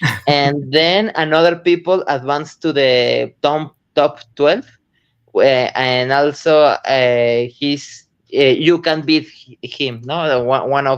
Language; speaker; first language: English; non-native, learner; Spanish